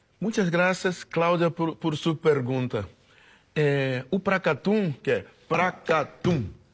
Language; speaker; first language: Spanish; non-native, fluent; Portuguese